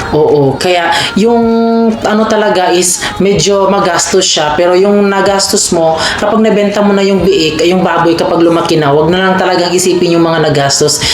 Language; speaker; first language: Filipino; non-native, local second language; Cebuano